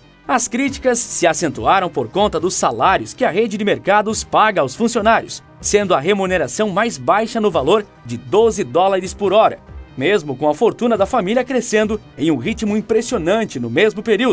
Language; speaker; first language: Portuguese; native; Portuguese